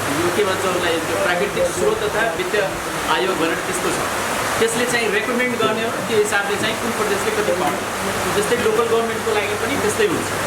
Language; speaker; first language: Nepali; non-native, local second language; Maithili